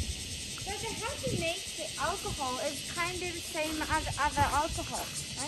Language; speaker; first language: English; non-native, fluent; Japanese